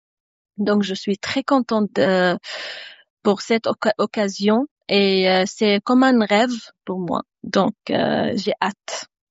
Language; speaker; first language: French; non-native, fluent; Arabic